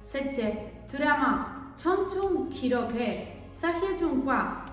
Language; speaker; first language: Korean; non-native, fluent; Spanish